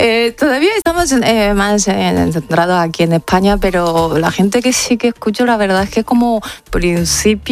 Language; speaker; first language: Spanish; non-native, fluent; Japanese